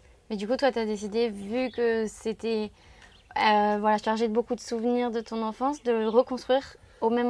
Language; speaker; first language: French; native; French